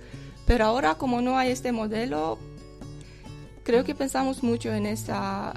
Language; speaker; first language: Spanish; non-native, fluent; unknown